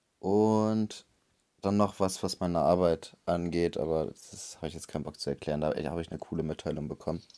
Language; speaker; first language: German; native; German